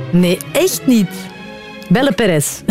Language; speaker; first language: Dutch; native; Dutch